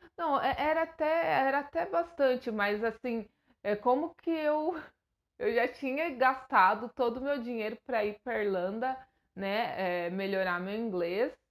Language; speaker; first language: Portuguese; native; Portuguese